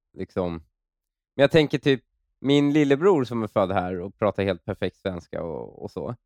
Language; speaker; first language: Swedish; early bilingual, other home language; Persian